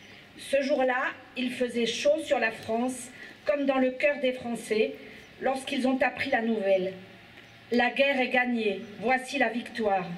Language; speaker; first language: French; native; French